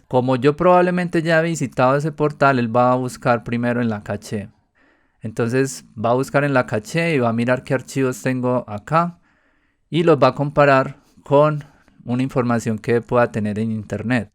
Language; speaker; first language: Spanish; native; Spanish